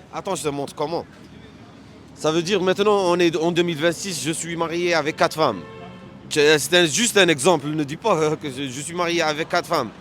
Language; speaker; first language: French; non-native, learner; Arabic